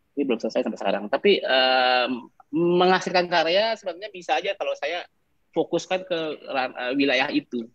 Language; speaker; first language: Indonesian; non-native, local second language; Minangkabau